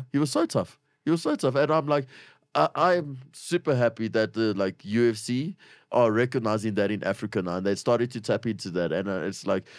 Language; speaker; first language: English; native; English